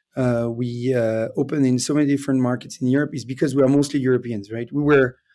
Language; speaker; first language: English; non-native, fluent; French